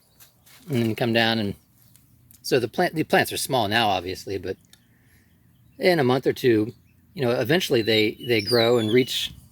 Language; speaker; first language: English; native; English